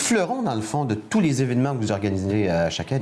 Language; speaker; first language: French; native; French